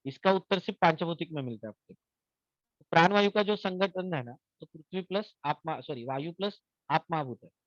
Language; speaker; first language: Hindi; non-native, local second language; Marathi